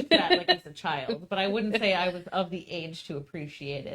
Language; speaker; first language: English; native; English